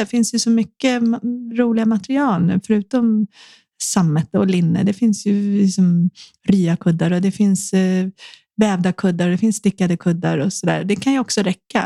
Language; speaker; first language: Swedish; native; Swedish